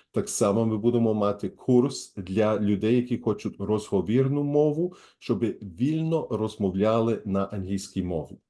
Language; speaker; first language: Ukrainian; early bilingual, heritage; Ukrainian